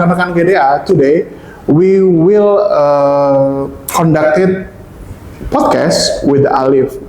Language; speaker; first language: English; non-native, local second language; Indonesian